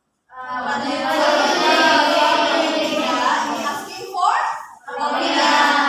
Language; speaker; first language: English; non-native, learner; Indonesian